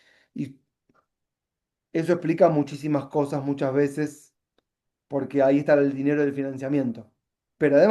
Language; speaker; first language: Spanish; native; Spanish